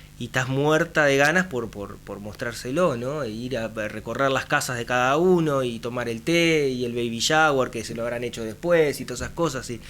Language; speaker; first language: Spanish; native; Spanish